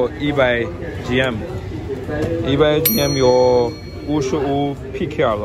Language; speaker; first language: Chinese; non-native, learner; Urdu